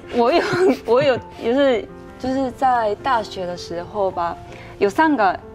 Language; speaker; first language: Chinese; non-native, fluent; Japanese